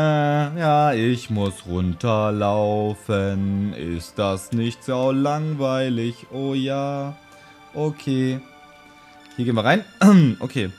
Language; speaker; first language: German; native; German